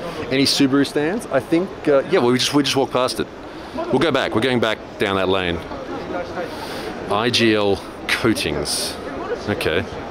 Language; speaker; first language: English; native; English